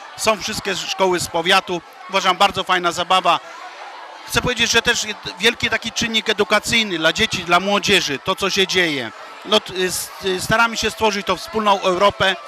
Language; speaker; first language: Polish; native; Polish